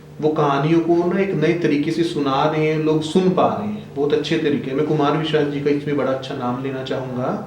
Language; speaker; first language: Hindi; native; Hindi